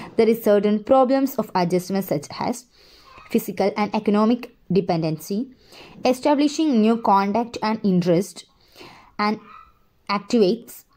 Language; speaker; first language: English; non-native, local second language; Malayalam